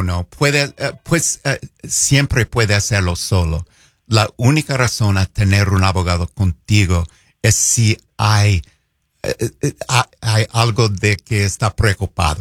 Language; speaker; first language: Spanish; non-native, fluent; English